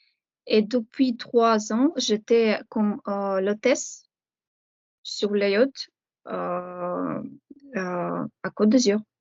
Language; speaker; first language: French; non-native, fluent; Ukrainian